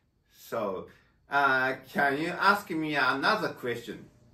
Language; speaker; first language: English; non-native, learner; Japanese